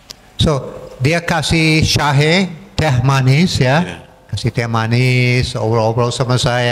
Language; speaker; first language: Indonesian; non-native, fluent; English